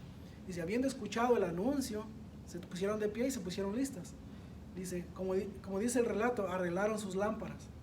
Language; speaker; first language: Spanish; native; Spanish